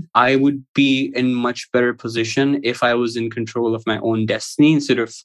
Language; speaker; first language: English; non-native, local second language; Urdu